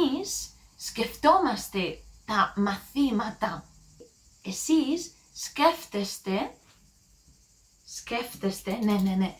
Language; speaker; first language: Greek; non-native, learner; English